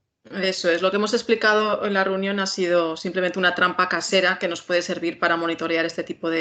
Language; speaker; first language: Spanish; native; Spanish